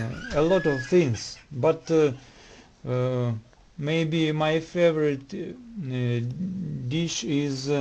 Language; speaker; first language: English; non-native, learner; Russian